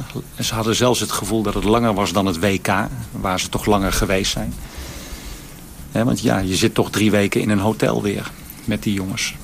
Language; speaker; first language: Dutch; native; Dutch